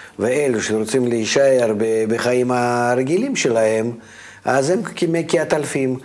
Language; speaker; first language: Hebrew; non-native, fluent; Russian